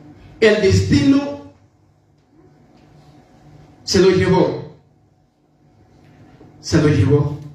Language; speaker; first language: Spanish; non-native, fluent; Haitian Creole